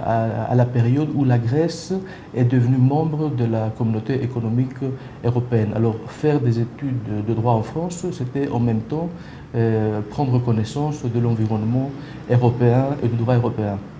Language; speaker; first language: French; non-native, fluent; Greek